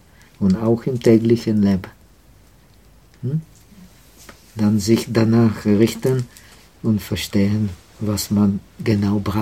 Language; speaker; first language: German; non-native, fluent; Czech